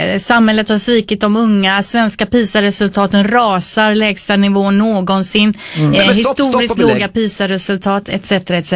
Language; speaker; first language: Swedish; native; Swedish